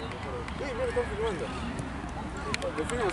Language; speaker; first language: Spanish; native; Spanish